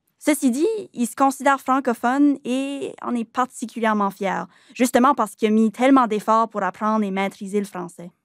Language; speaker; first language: French; native; French